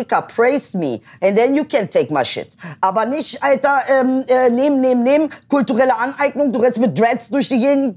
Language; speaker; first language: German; early bilingual, other home language; Turkish